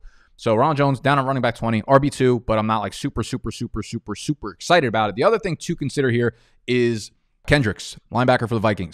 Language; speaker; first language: English; native; English